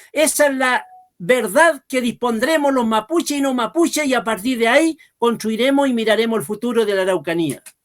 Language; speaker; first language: Spanish; non-native, local second language; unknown